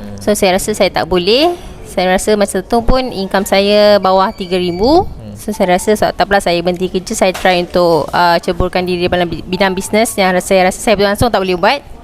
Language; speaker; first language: Malay; native; Malay